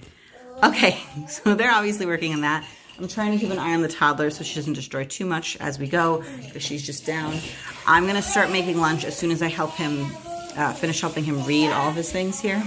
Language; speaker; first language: English; native; English